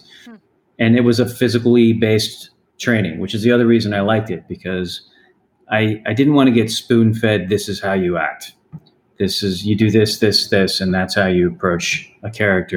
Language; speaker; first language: English; native; English